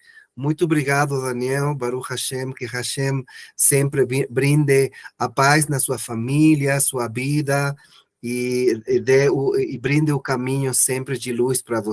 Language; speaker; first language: Portuguese; non-native, learner; Spanish